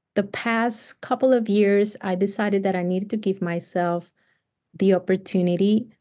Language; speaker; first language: English; non-native, fluent; Spanish